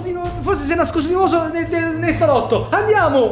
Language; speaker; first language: Italian; native; Italian